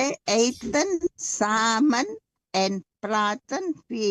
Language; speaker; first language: Dutch; non-native, learner; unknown